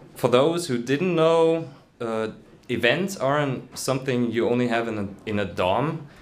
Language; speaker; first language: English; non-native, fluent; German